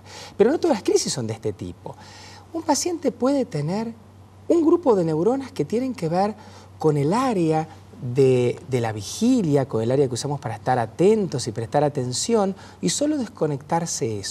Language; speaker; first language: Spanish; native; Spanish